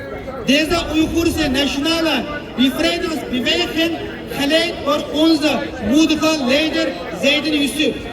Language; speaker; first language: Dutch; non-native, local second language; Uyghur